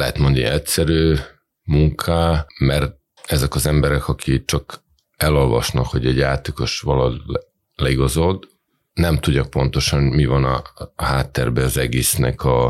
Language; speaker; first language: Hungarian; non-native, fluent; Serbian